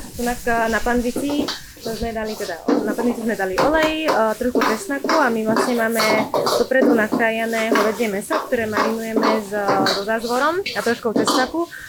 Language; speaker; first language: Slovak; early bilingual, other home language; Vietnamese